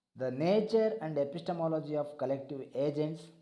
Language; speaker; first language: English; non-native, local second language; Kannada